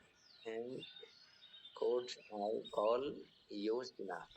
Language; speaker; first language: English; non-native, learner; Bangla